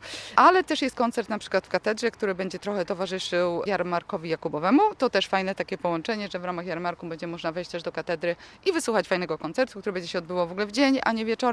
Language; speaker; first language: Polish; native; Polish